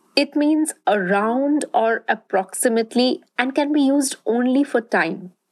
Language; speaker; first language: English; non-native, local second language; Bangla